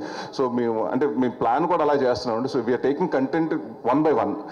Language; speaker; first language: Telugu; native; Telugu